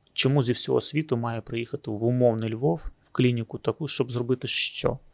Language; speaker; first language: Ukrainian; native; Ukrainian